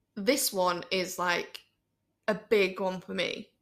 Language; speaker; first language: English; native; English